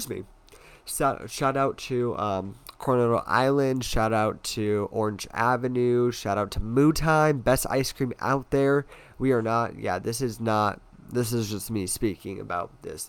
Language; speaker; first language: English; native; English